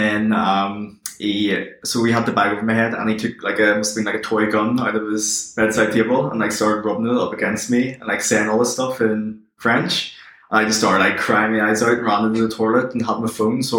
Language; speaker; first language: English; native; English